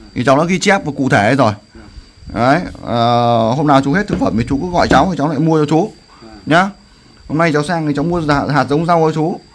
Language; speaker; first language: Vietnamese; native; Vietnamese